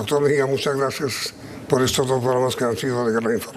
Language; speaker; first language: Spanish; native; Spanish